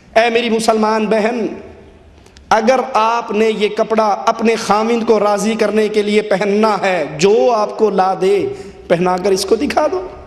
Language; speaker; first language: Urdu; non-native, local second language; Punjabi